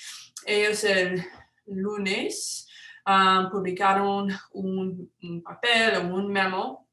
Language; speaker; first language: Spanish; non-native, fluent; English